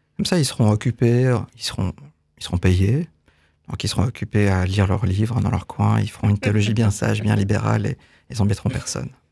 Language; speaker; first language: French; native; French